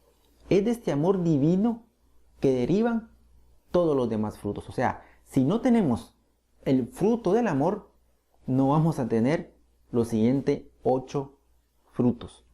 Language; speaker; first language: Spanish; native; Spanish